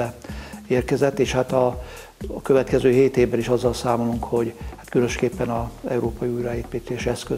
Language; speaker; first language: Hungarian; native; Hungarian